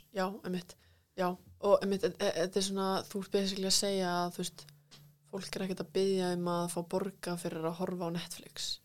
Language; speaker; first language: Icelandic; native; Icelandic